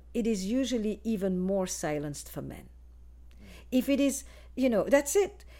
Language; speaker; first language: English; non-native, fluent; Dutch